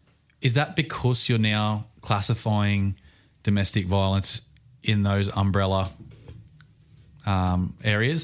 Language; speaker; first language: English; native; English